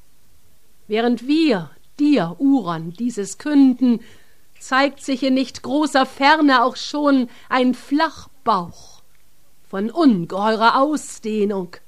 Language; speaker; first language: German; native; German